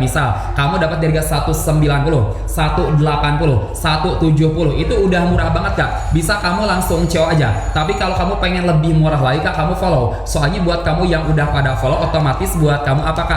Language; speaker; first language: Indonesian; native; Indonesian